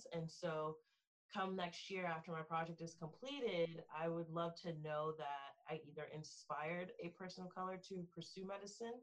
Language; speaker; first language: English; native; English